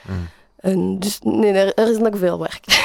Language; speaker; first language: Dutch; non-native, learner; French